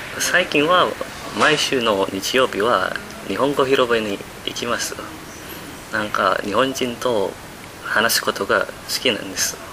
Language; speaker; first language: Japanese; non-native, learner; Indonesian